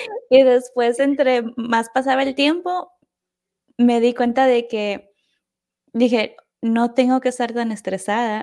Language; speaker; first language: Spanish; native; Spanish